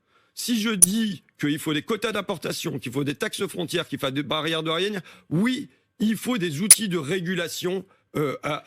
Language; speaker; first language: French; native; French